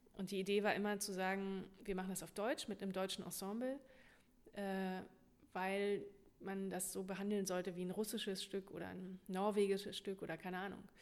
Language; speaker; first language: German; native; German